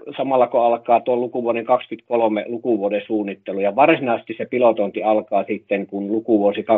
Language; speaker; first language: Finnish; native; Finnish